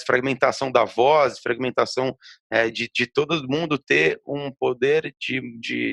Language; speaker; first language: Portuguese; native; Portuguese